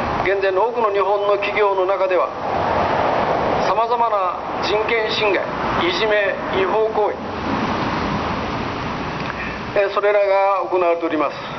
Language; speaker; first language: Japanese; native; Japanese